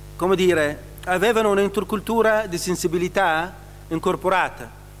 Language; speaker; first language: Italian; non-native, fluent; Arabic